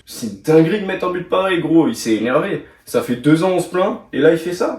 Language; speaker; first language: French; native; French